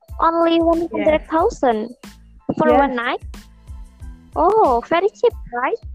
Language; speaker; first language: English; non-native, learner; Indonesian